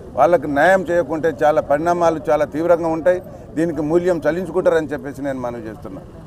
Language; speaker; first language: Telugu; non-native, local second language; Lambadi